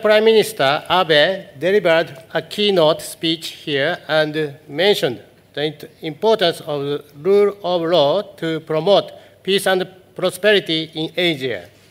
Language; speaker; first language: English; non-native, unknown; Japanese